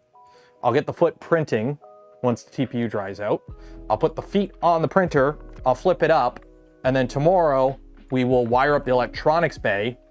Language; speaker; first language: English; native; English